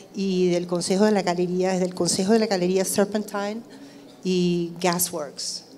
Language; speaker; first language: Spanish; native; Spanish